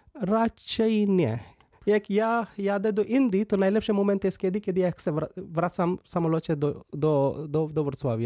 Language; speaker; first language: Polish; non-native, fluent; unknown